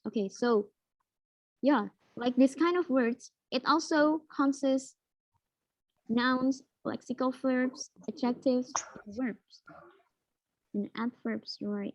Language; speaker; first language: English; non-native, fluent; Indonesian